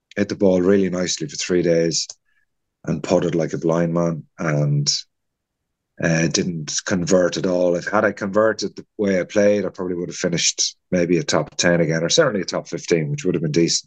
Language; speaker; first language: English; native; English